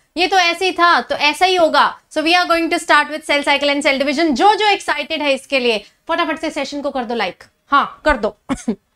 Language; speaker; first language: Hindi; native; Hindi